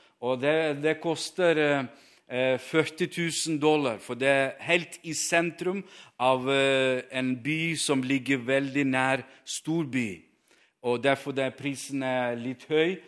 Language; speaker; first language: Norwegian; non-native, fluent; Ukrainian